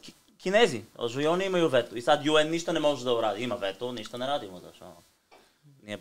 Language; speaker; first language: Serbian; non-native, learner; Bulgarian